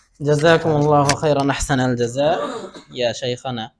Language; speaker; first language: Arabic; non-native, fluent; Bangla